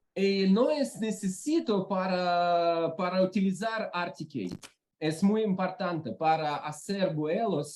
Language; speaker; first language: Spanish; non-native, learner; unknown